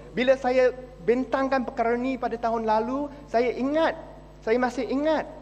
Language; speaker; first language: Malay; non-native, local second language; Chinese